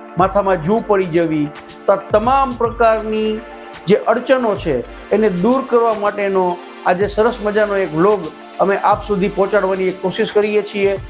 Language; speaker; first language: Gujarati; native; Gujarati